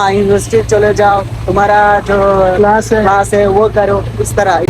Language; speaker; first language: Hindi; non-native, learner; Bangla